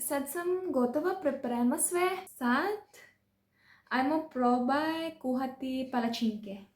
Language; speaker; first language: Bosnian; non-native, learner; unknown